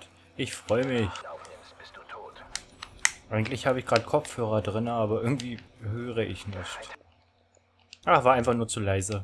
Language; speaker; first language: German; native; German